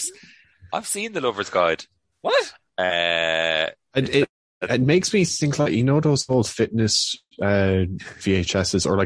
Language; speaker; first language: English; native; English